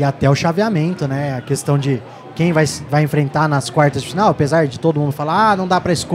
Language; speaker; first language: Portuguese; native; Portuguese